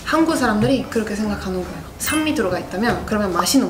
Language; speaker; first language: Korean; non-native, fluent; Italian